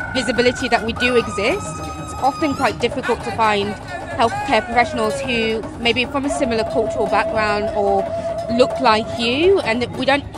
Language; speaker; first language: English; native; English